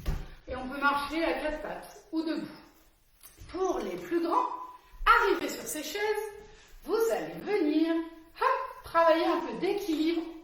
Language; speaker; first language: French; native; French